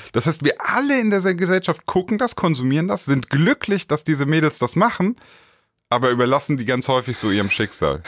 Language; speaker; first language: German; native; German